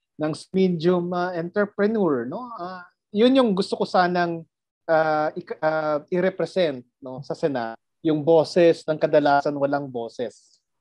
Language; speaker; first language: Filipino; non-native, local second language; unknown